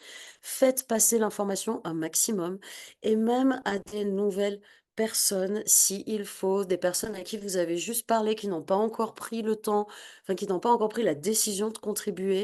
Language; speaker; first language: French; native; French